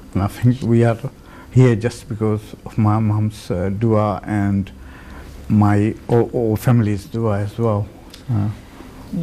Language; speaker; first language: English; native; English